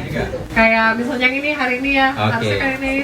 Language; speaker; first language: Indonesian; native; Indonesian